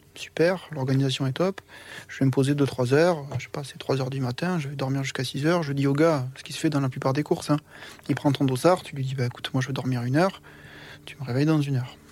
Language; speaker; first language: French; native; French